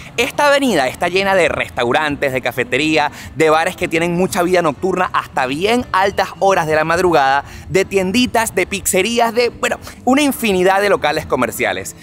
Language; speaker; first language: Spanish; native; Spanish